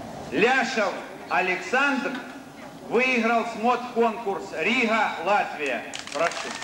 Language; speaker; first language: Russian; native; Russian